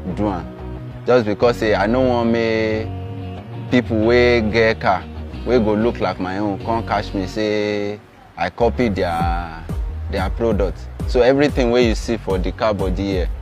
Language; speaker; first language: Nigerian Pidgin; non-native, local second language; Yoruba